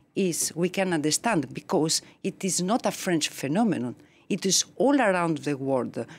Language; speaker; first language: English; non-native, fluent; Greek